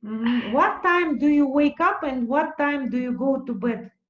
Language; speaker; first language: English; non-native, fluent; Russian